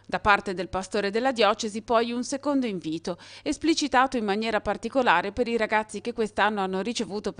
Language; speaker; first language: Italian; native; Italian